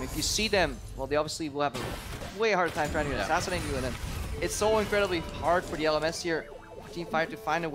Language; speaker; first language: English; native; English